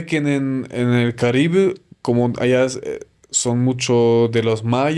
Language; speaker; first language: Spanish; non-native, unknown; German